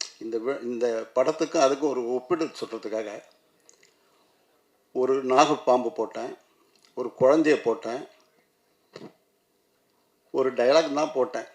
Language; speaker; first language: Tamil; native; Tamil